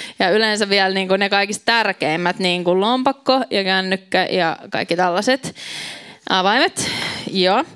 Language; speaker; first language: Finnish; native; Finnish